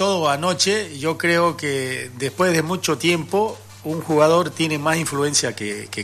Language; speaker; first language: Spanish; native; Spanish